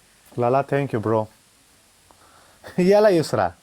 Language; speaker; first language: Arabic; non-native, learner; Pashto